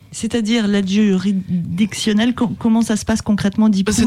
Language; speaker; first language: French; native; French